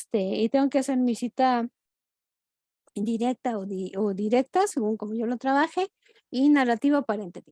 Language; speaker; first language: Spanish; native; Spanish